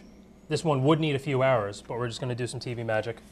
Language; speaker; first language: English; native; English